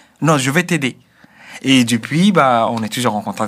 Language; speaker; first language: French; non-native, fluent; Arabic